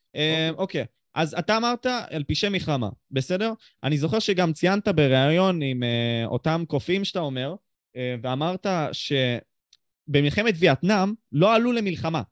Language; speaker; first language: Hebrew; native; Hebrew